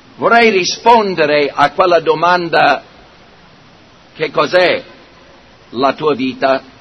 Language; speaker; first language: Italian; non-native, fluent; English